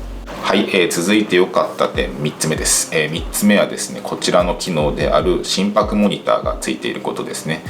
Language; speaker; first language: Japanese; native; Japanese